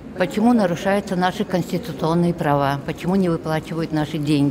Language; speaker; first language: Russian; non-native, local second language; Tajik